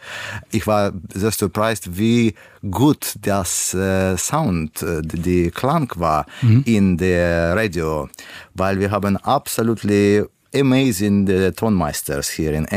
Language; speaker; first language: German; non-native, learner; Russian